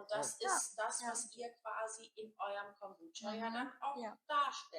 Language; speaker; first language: German; native; German